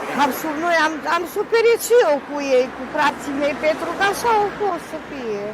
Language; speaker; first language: Romanian; non-native, local second language; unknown